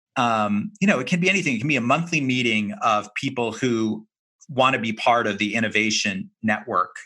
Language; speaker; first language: English; native; English